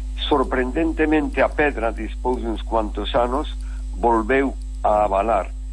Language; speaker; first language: Galician; native; Galician